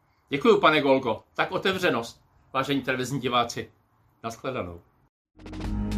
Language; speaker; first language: Czech; native; Czech